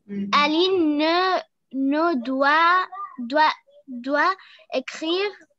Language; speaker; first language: French; non-native, learner; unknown